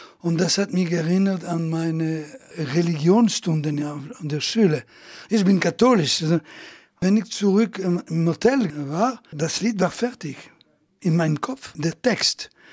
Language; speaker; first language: German; non-native, fluent; Italian